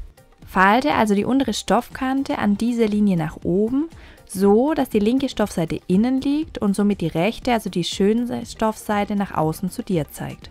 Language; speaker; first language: German; native; German